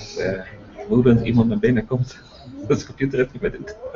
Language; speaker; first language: Dutch; native; Dutch